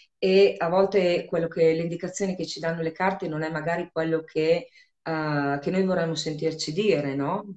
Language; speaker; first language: Italian; native; Italian